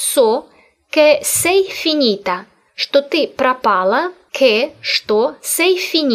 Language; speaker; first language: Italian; non-native, fluent; Russian